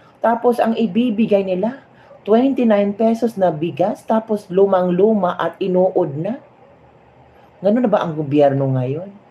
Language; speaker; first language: Filipino; non-native, local second language; Hiligaynon